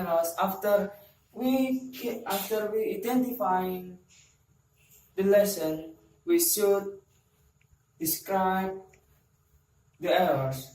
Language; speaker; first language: English; non-native, learner; Indonesian